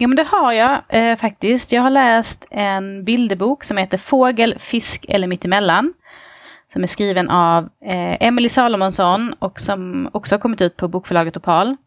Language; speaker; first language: Swedish; native; Swedish